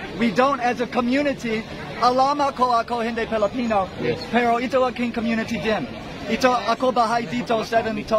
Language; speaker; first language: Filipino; non-native, learner; English